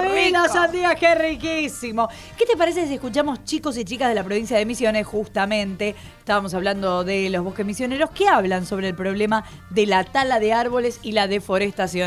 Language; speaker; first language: Spanish; native; Spanish